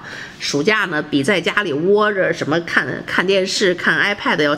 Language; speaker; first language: Chinese; native; Chinese